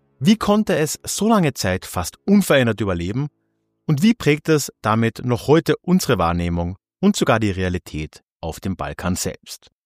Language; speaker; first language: German; native; German